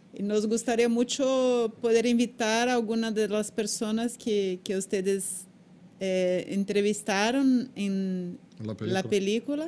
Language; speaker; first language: Spanish; non-native, learner; Portuguese